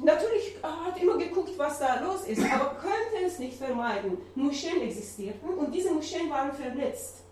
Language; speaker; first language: German; non-native, learner; Persian